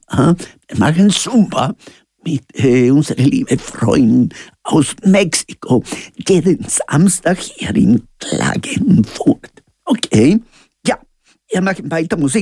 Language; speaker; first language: German; non-native, learner; Spanish